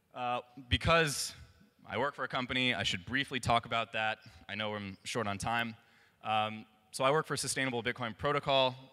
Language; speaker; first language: English; native; English